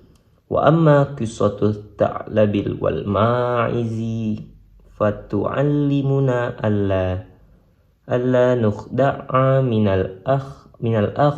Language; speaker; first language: Arabic; non-native, learner; Indonesian